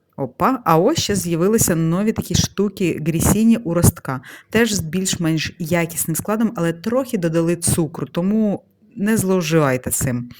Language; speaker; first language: Ukrainian; non-native, local second language; Russian